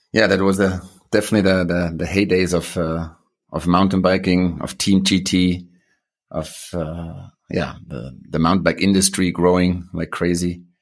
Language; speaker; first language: English; non-native, fluent; German